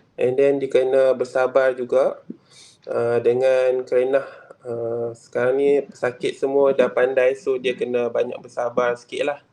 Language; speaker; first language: Malay; native; Malay